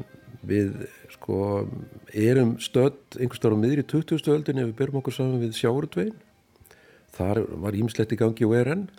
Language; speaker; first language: Icelandic; native; Icelandic